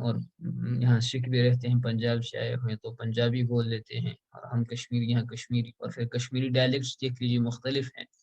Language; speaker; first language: Urdu; non-native, local second language; Kashmiri